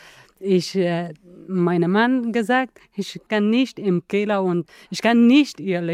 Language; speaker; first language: German; non-native, learner; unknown